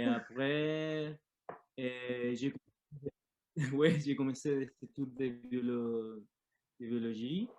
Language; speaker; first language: French; non-native, learner; Spanish